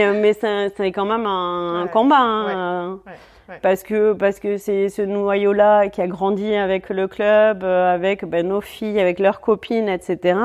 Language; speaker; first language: French; native; French